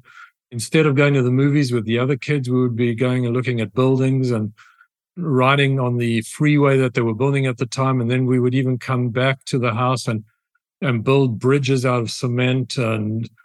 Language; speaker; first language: English; native; English